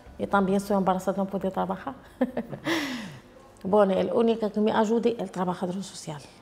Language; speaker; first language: Spanish; non-native, learner; Arabic